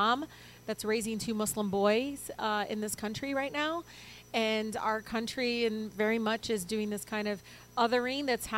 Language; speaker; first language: English; early bilingual, other home language; Arabic